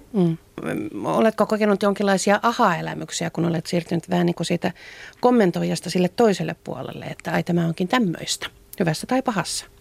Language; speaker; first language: Finnish; native; Finnish